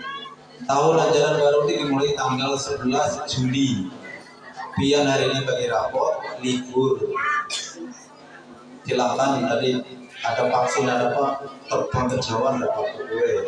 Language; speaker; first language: Indonesian; non-native, local second language; Banjar